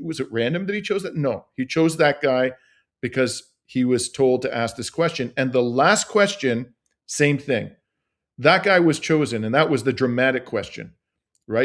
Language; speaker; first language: English; native; English